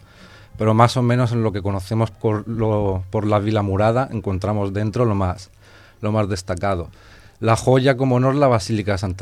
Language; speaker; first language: Spanish; native; Spanish